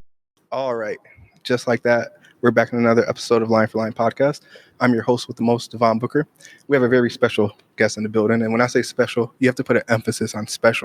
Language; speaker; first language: English; native; English